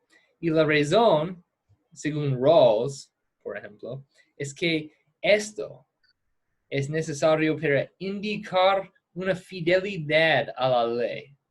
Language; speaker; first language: Spanish; non-native, fluent; English